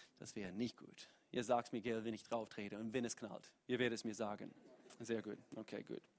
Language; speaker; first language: German; non-native, fluent; English